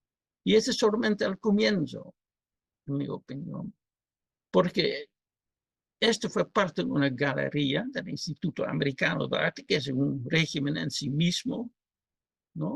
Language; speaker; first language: Spanish; non-native, fluent; Dutch